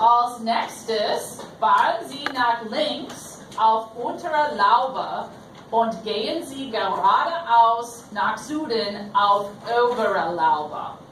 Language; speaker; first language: German; non-native, fluent; English